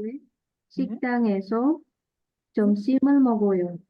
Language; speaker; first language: Korean; non-native, learner; Indonesian